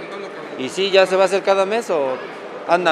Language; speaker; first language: Spanish; native; Spanish